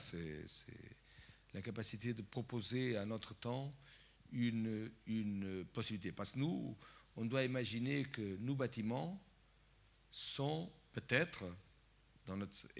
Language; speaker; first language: French; non-native, fluent; Portuguese